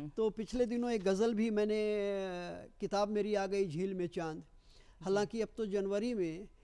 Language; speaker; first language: Hindi; native; Hindi